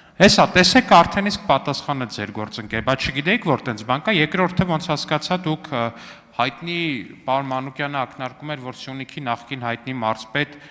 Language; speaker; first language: Armenian; native; Armenian